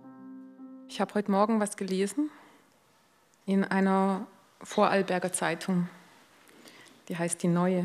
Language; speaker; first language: German; non-native, fluent; Hungarian